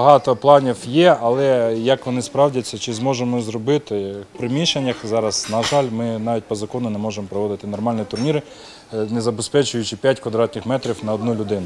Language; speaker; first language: Ukrainian; native; Ukrainian